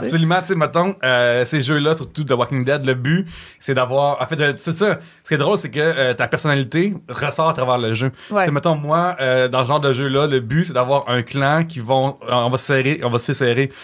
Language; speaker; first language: French; native; French